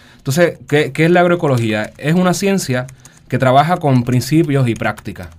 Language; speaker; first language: Spanish; native; Spanish